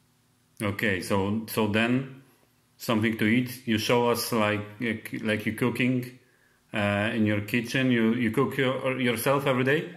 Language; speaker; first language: English; non-native, fluent; Polish